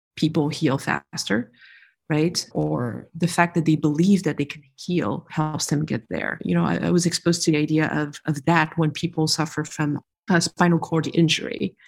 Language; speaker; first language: English; non-native, fluent; French